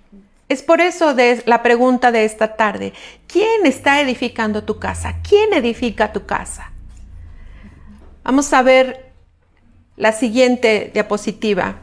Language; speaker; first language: Spanish; native; Spanish